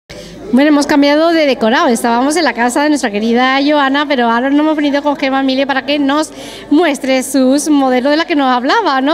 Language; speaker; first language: Spanish; native; Spanish